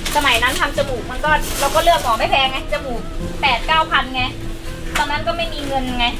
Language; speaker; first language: Thai; native; Thai